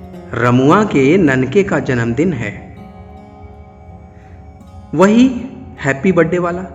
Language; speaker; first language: Hindi; native; Hindi